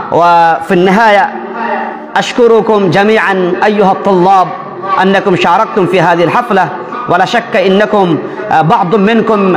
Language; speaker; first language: Arabic; non-native, fluent; Urdu